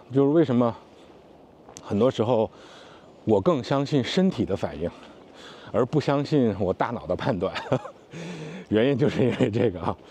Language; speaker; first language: Chinese; native; Chinese